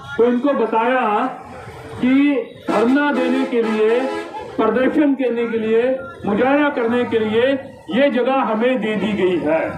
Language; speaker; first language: Hindi; native; Hindi